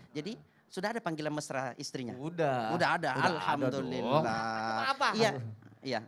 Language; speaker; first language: Indonesian; native; Indonesian